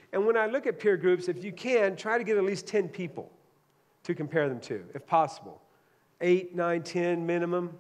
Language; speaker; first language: English; native; English